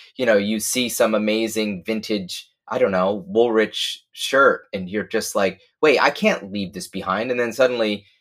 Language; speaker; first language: English; native; English